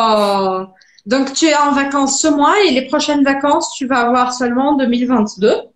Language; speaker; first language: French; non-native, fluent; Portuguese